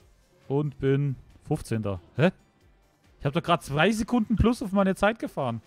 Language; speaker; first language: German; native; German